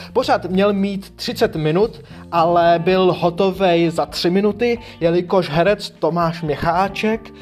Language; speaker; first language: Czech; native; Czech